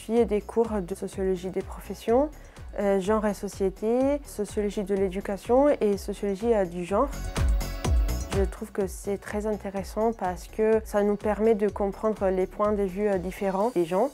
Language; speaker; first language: French; non-native, fluent; Italian